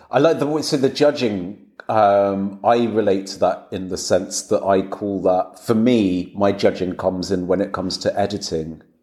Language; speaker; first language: English; native; English